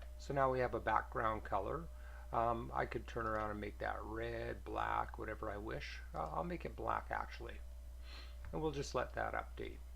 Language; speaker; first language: English; native; English